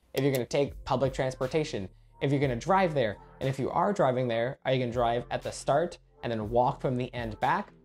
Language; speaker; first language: English; native; English